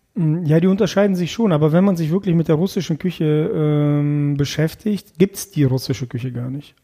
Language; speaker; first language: German; early bilingual, other home language; Russian